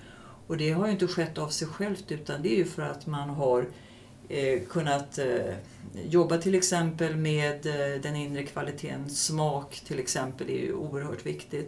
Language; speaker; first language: Swedish; native; Swedish